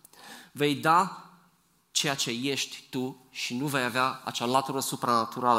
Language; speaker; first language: Romanian; native; Romanian